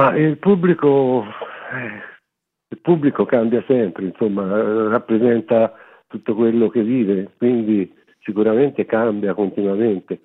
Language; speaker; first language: Italian; native; Italian